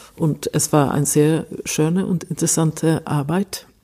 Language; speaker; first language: German; non-native, fluent; Swedish